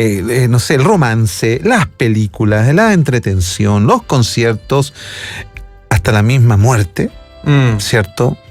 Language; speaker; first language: Spanish; native; Spanish